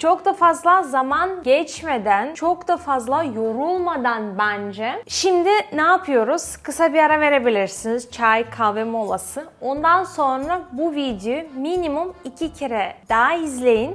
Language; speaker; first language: Turkish; non-native, fluent; Russian